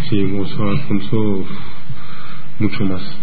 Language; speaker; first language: Spanish; non-native, learner; French